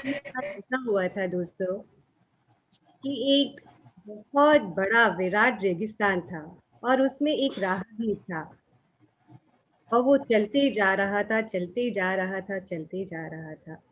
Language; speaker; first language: Hindi; native; Hindi